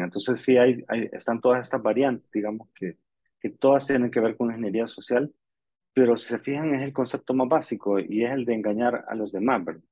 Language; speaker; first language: Spanish; native; Spanish